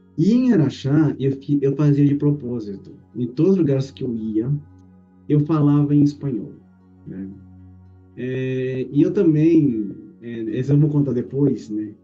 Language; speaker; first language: Portuguese; native; Portuguese